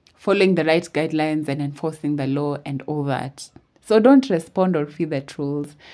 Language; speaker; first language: English; non-native, local second language; Swahili